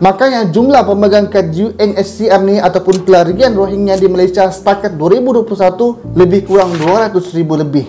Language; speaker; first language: Malay; native; Malay